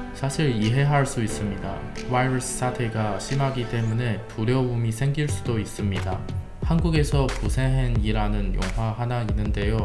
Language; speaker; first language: Korean; non-native, learner; Chinese